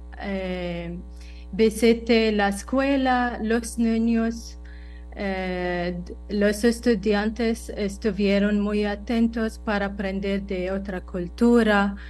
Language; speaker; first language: Spanish; non-native, learner; Arabic